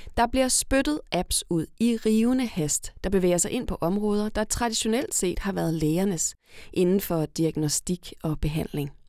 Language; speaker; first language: Danish; native; Danish